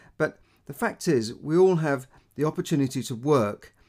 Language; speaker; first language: English; native; English